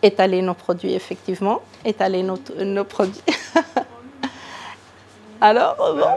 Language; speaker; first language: French; non-native, local second language; Arabic